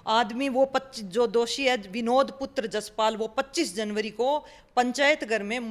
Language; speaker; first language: Hindi; native; Hindi